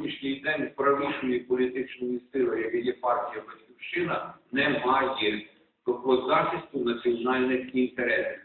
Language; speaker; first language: Ukrainian; native; Ukrainian